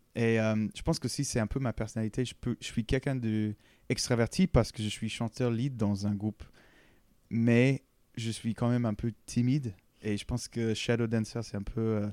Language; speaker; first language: French; non-native, fluent; English